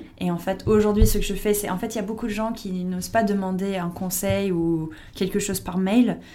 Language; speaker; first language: French; non-native, fluent; English